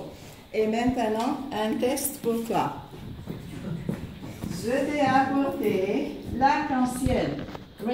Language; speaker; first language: French; non-native, fluent; Romanian